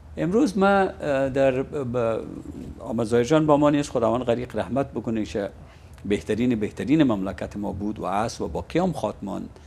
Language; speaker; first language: Persian; native; Persian